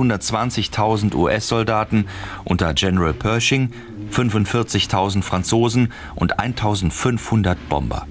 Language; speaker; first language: German; native; German